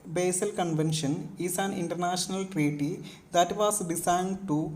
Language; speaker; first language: English; non-native, local second language; Malayalam